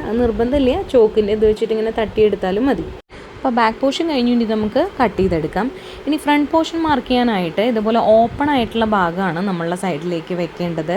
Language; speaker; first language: Malayalam; native; Malayalam